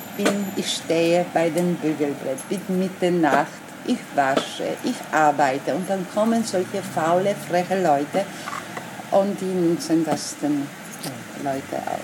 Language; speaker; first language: German; non-native, learner; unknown